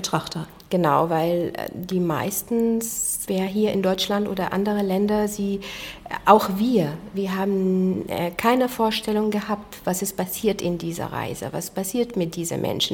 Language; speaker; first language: German; non-native, fluent; Arabic